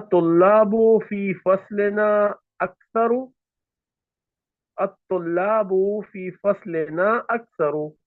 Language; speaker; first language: Arabic; non-native, fluent; Urdu